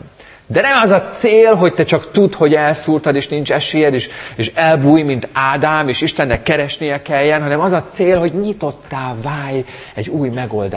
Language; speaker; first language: Hungarian; native; Hungarian